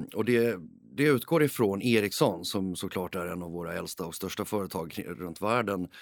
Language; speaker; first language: Swedish; early bilingual, heritage; Swedish